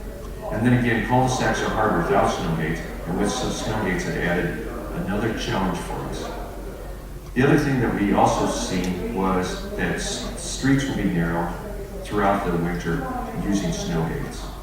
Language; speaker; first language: English; native; English